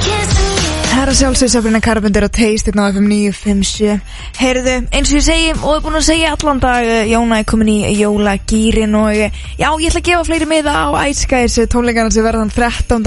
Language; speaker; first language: Icelandic; native; Icelandic